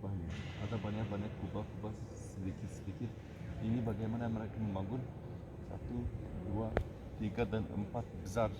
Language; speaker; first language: Indonesian; non-native, learner; Turkish